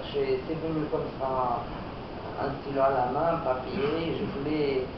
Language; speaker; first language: French; non-native, local second language; Romanian